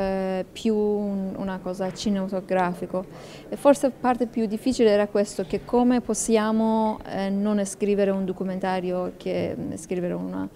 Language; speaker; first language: Italian; non-native, learner; Persian